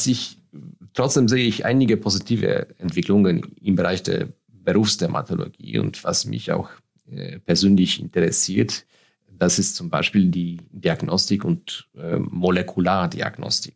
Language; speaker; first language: German; non-native, fluent; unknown